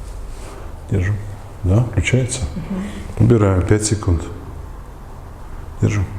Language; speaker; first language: Russian; native; Russian